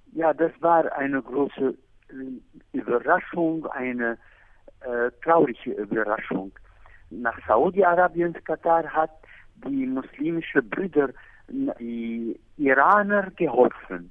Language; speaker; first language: German; non-native, fluent; Arabic